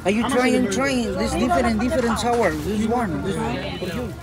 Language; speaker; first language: English; non-native, learner; Spanish